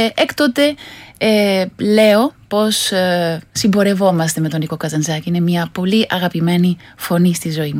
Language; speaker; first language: Greek; non-native, fluent; Spanish